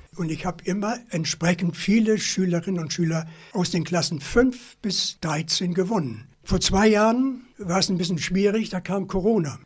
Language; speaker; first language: German; native; German